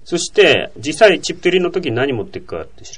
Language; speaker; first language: Japanese; native; Japanese